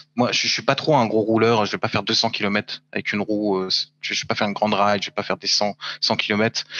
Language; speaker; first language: French; native; French